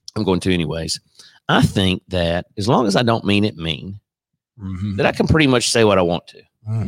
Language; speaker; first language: English; native; English